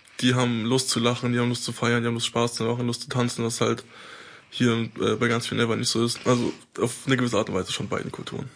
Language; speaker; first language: German; native; German